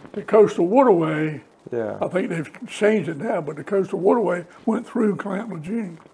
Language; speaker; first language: English; native; English